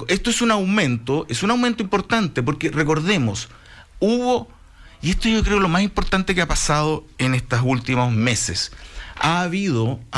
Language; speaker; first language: Spanish; native; Spanish